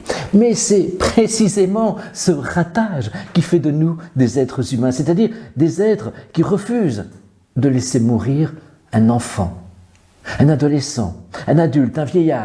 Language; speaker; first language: French; native; French